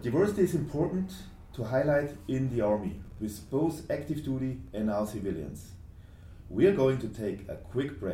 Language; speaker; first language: English; non-native, fluent; German